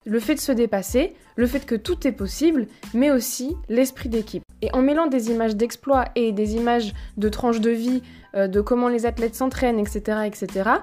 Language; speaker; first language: French; native; French